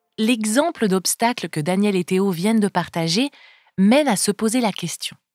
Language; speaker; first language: French; native; French